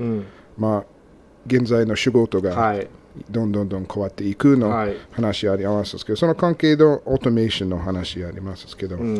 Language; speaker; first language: Japanese; non-native, learner; English